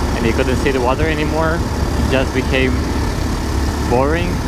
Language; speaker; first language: English; non-native, fluent; Romanian